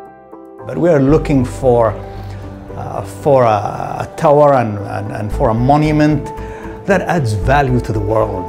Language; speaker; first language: English; non-native, fluent; Arabic